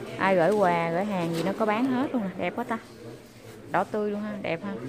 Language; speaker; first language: Vietnamese; native; Vietnamese